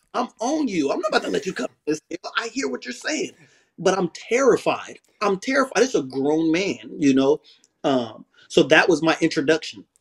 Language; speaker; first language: English; native; English